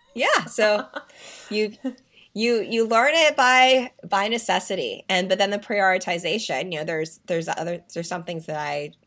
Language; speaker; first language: English; native; English